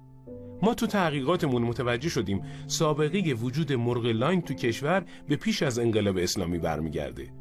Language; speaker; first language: Persian; native; Persian